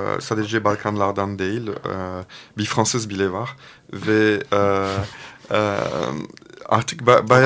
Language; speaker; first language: Turkish; non-native, fluent; French